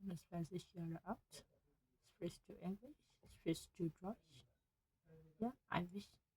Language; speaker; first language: German; non-native, learner; Burmese